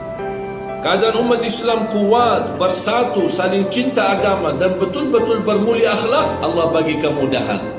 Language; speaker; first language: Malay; non-native, fluent; Arabic